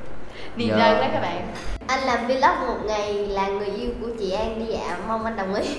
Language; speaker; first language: Vietnamese; native; Vietnamese